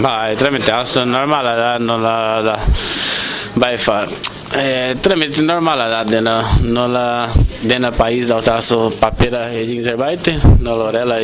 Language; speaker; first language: Basque; non-native, learner; Portuguese